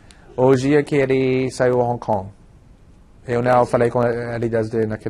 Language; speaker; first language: Portuguese; non-native, fluent; English